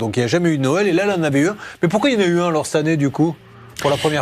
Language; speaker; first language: French; native; French